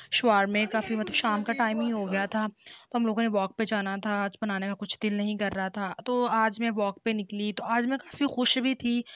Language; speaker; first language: Urdu; native; Urdu